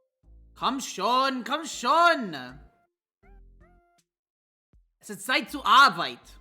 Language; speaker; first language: German; non-native, learner; English